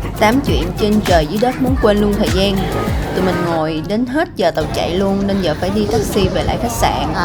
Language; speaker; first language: Vietnamese; native; Vietnamese